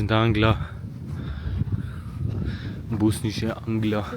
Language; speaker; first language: German; early bilingual, other home language; Bosnian